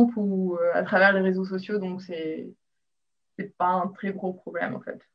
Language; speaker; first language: French; non-native, local second language; Arabic